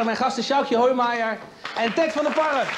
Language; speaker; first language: Dutch; native; Dutch